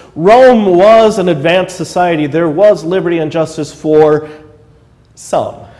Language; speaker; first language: English; native; English